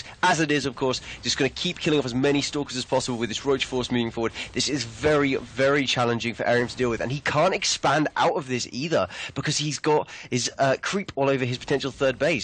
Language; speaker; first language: English; native; English